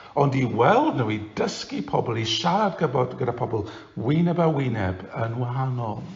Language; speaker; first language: Welsh; non-native, local second language; English